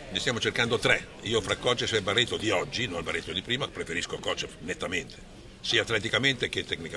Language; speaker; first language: Italian; native; Italian